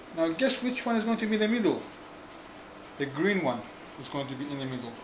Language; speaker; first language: English; non-native, fluent; Greek